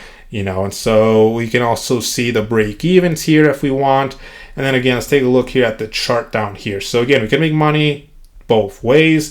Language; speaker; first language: English; native; English